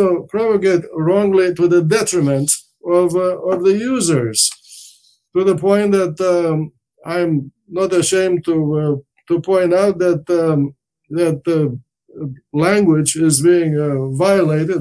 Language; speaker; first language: English; non-native, fluent; Romanian